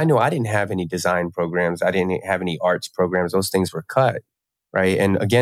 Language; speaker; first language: English; native; English